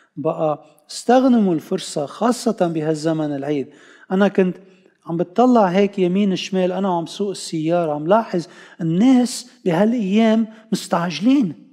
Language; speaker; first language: Arabic; non-native, local second language; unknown